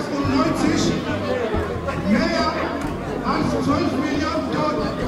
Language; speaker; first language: German; non-native, fluent; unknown